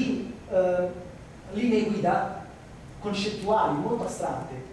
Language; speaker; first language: Italian; native; Italian